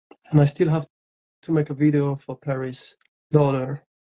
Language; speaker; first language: English; non-native, fluent; French